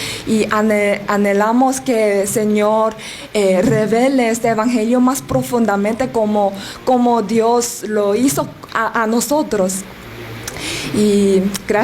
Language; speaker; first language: Spanish; non-native, learner; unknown